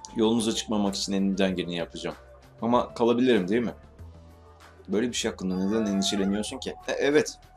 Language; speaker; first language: Turkish; native; Turkish